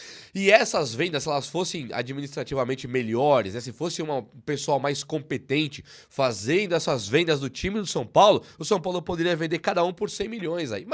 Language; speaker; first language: Portuguese; native; Portuguese